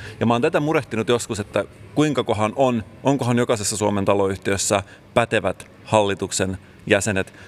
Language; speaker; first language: Finnish; native; Finnish